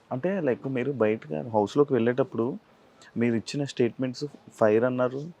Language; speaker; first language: Telugu; native; Telugu